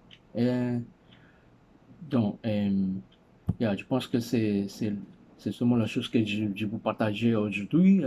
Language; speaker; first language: French; non-native, learner; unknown